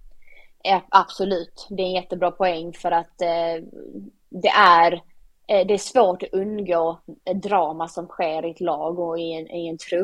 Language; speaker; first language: Swedish; native; Swedish